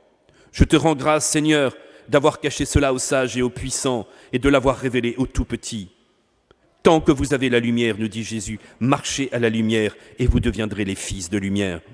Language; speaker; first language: French; native; French